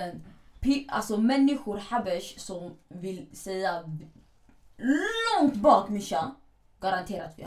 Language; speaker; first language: Swedish; early bilingual, other home language; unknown